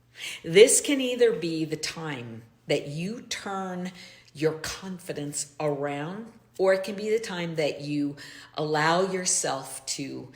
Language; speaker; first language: English; native; English